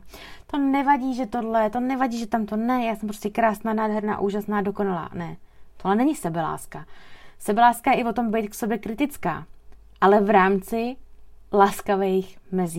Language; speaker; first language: Czech; native; Czech